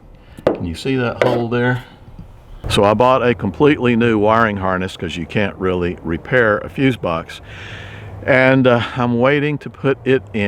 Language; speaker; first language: English; native; English